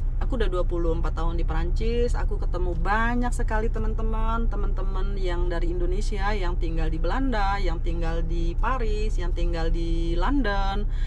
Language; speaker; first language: Indonesian; native; Indonesian